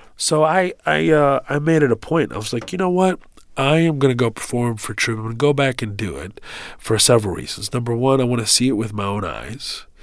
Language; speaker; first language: English; early bilingual, other home language; Arabic